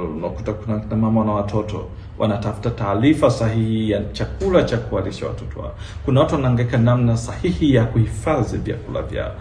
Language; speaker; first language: Swahili; native; Swahili